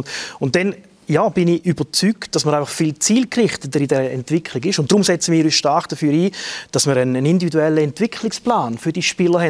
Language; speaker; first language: German; native; German